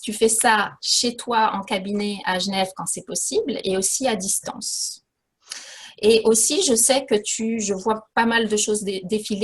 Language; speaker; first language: French; native; French